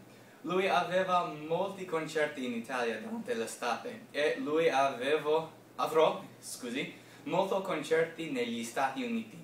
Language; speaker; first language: Italian; non-native, learner; English